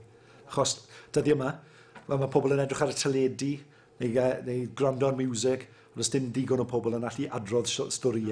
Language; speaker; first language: Welsh; native; Welsh